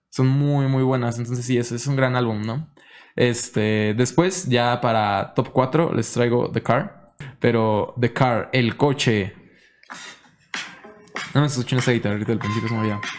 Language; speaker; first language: Spanish; native; Spanish